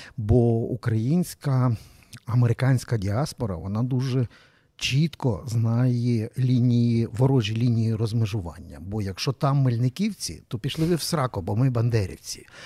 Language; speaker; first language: Ukrainian; native; Ukrainian